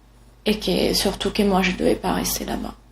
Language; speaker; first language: French; non-native, fluent; Italian